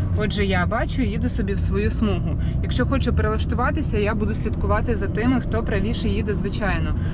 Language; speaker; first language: Ukrainian; non-native, local second language; Russian